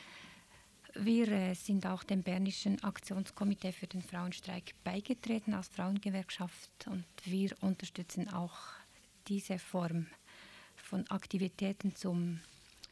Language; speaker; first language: German; native; German